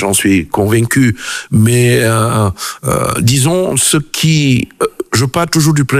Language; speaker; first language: French; native; French